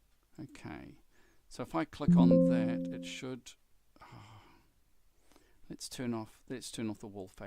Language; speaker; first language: English; native; English